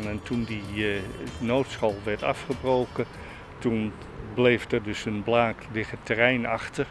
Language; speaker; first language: Dutch; native; Dutch